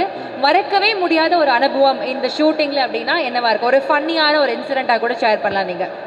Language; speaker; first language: Tamil; native; Tamil